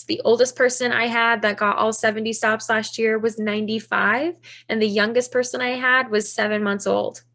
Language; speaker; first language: English; native; English